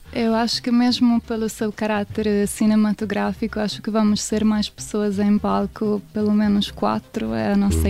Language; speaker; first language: Portuguese; non-native, fluent; Italian